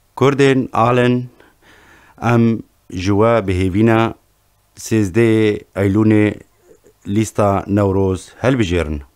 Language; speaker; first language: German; non-native, learner; Kurdish